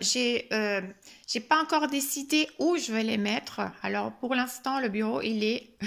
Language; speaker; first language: French; non-native, fluent; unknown